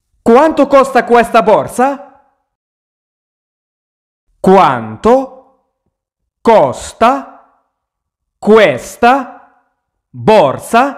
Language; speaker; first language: Italian; non-native, fluent; Arabic